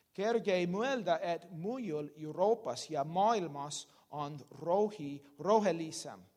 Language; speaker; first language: Estonian; non-native, learner; English